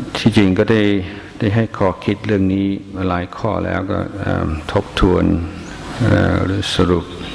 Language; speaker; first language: Thai; non-native, fluent; English